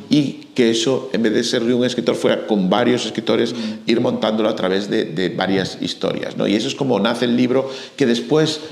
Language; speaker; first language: Spanish; native; Spanish